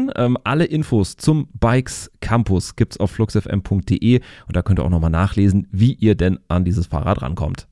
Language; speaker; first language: German; native; German